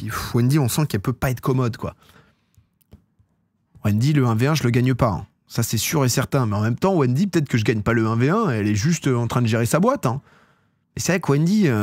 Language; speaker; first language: French; native; French